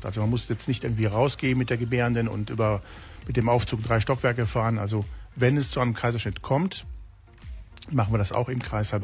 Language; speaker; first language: German; native; German